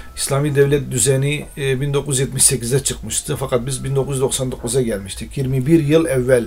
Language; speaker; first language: Turkish; non-native, local second language; Arabic